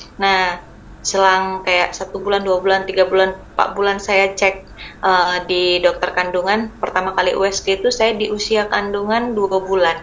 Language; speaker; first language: Indonesian; native; Indonesian